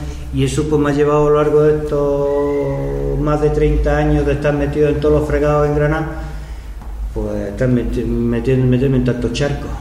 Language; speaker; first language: Spanish; native; Spanish